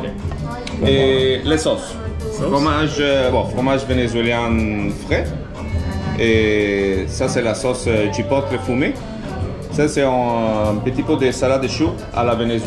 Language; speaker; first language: French; non-native, learner; Spanish